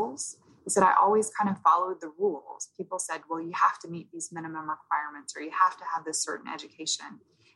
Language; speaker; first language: English; native; English